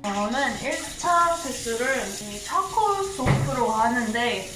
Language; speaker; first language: Korean; non-native, fluent; English